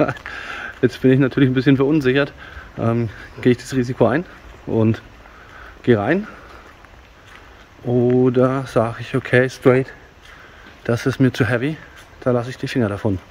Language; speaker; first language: German; native; German